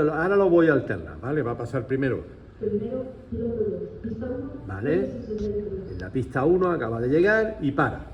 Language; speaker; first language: Spanish; native; Spanish